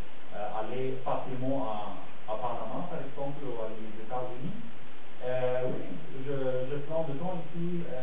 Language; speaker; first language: French; non-native, fluent; German